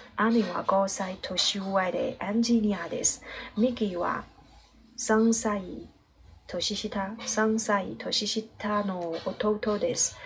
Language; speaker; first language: Japanese; non-native, learner; Chinese